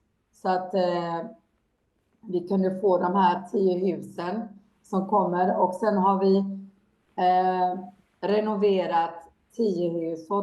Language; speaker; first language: Swedish; non-native, fluent; Hebrew